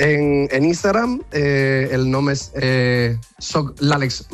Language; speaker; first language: Catalan; non-native, learner; Spanish